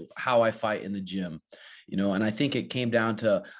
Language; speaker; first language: English; native; English